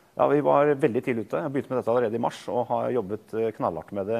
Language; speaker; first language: Norwegian; native; Norwegian